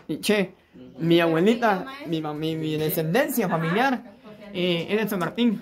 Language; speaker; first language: Spanish; native; Spanish